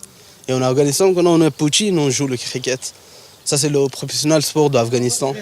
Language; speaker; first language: French; non-native, learner; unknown